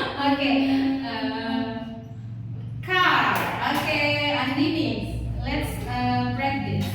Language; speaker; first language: English; non-native, learner; Indonesian